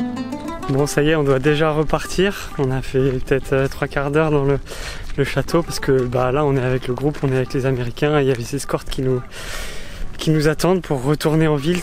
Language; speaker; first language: French; native; French